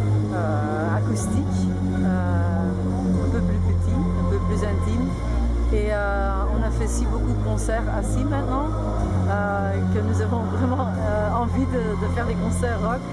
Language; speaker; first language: French; non-native, local second language; Dutch